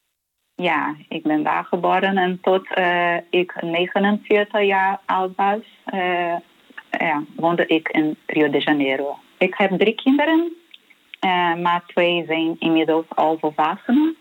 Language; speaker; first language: Dutch; non-native, fluent; Portuguese